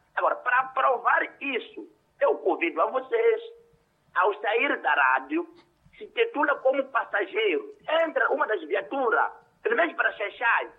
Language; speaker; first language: Portuguese; non-native, local second language; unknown